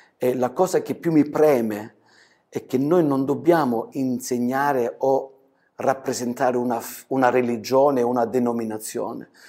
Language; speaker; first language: Italian; native; Italian